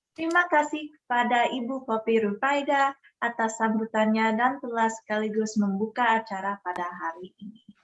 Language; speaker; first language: Indonesian; early bilingual, heritage; Indonesian